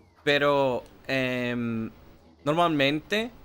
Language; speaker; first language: Spanish; non-native, learner; English